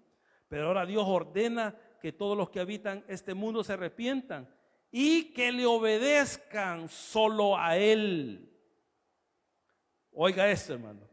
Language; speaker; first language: Spanish; native; Spanish